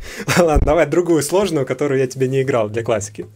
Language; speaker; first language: Russian; native; Russian